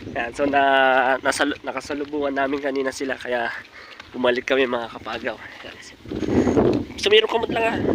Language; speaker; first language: Filipino; non-native, local second language; Iloko